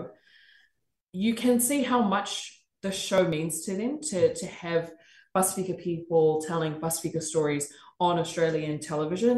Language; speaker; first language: English; native; English